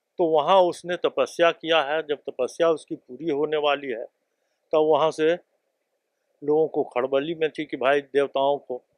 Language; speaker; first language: Hindi; native; Hindi